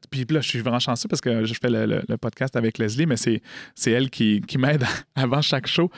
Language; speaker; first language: French; native; French